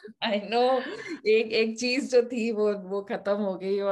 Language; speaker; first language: Hindi; native; Hindi